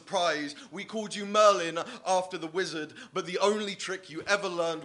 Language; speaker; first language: English; native; English